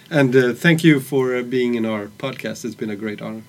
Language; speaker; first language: English; non-native, fluent; Swedish